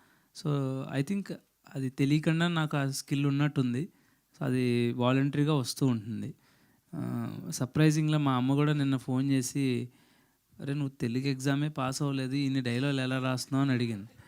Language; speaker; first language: Telugu; native; Telugu